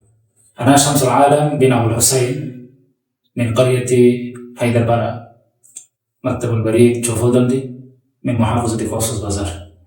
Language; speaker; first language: Arabic; non-native, learner; Bangla